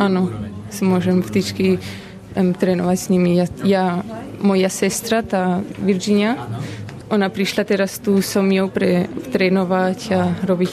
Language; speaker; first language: Slovak; early bilingual, heritage; Slovak